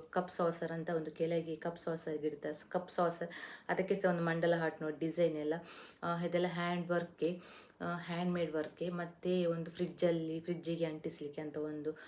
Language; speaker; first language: Kannada; non-native, local second language; Tulu